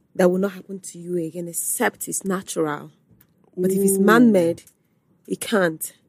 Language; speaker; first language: English; non-native, local second language; Igbo